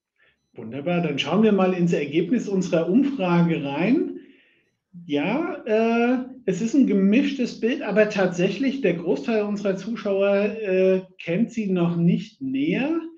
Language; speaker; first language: German; native; German